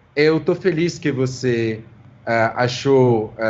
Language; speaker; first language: Portuguese; non-native, fluent; French